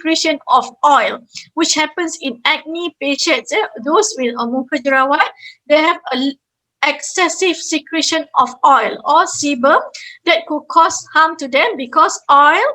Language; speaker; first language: English; non-native, fluent; Malay